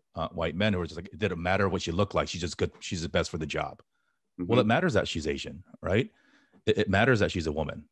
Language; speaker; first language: English; native; English